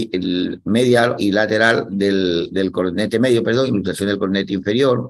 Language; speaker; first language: Spanish; native; Spanish